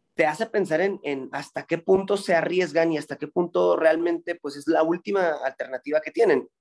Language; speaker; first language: Spanish; native; Spanish